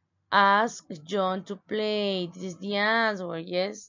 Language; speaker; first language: English; non-native, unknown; Spanish